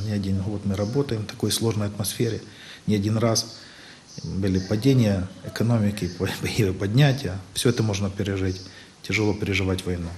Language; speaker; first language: Russian; native; Russian